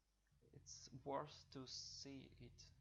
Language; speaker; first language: English; non-native, learner; Russian